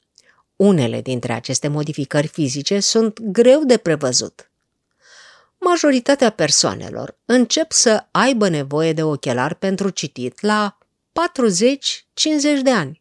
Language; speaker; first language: Romanian; native; Romanian